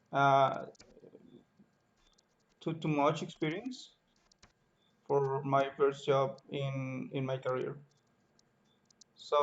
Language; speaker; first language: English; non-native, learner; Spanish